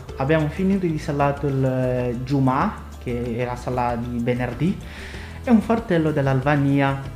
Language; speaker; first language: Italian; non-native, fluent; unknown